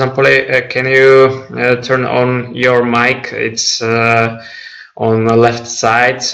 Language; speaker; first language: English; non-native, fluent; Czech